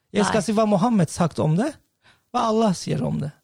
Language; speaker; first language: Norwegian; non-native, fluent; Turkish